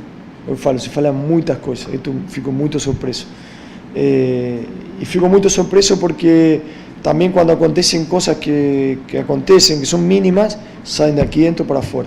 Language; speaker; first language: Portuguese; non-native, fluent; Spanish